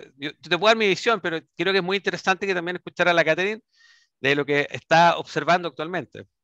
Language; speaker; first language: Spanish; native; Spanish